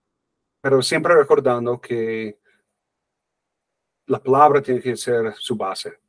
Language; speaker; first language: Spanish; non-native, fluent; English